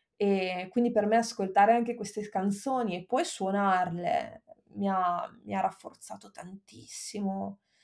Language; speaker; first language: Italian; native; Italian